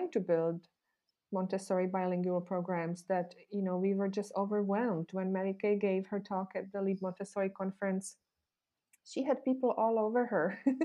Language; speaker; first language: English; non-native, fluent; Czech